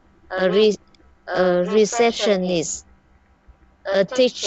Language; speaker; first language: English; non-native, learner; Vietnamese